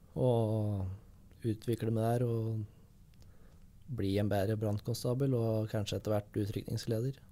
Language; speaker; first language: Norwegian; native; Norwegian